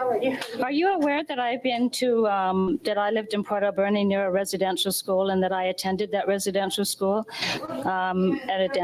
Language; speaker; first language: English; native; English